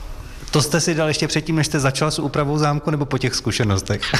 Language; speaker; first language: Czech; native; Czech